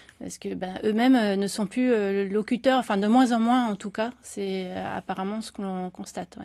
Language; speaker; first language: French; native; French